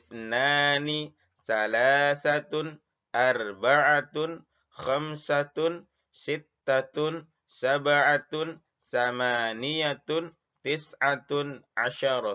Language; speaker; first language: Arabic; non-native, fluent; Indonesian